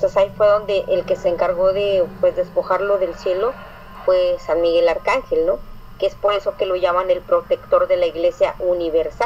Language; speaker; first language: Spanish; native; Spanish